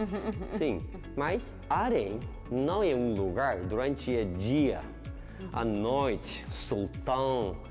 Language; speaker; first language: Portuguese; non-native, learner; Turkish